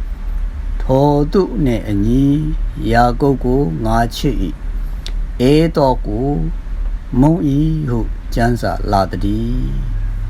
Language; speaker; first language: Burmese; non-native, local second language; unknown